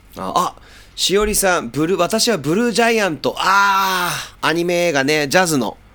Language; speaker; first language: Japanese; native; Japanese